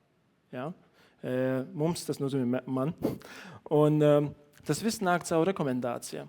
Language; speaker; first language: Latvian; non-native, learner; German